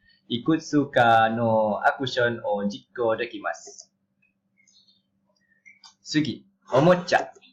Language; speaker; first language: Japanese; non-native, learner; Malay